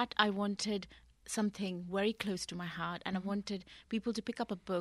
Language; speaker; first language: English; non-native, local second language; Punjabi